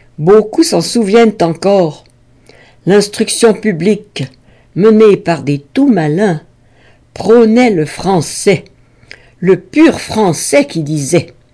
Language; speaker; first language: French; native; French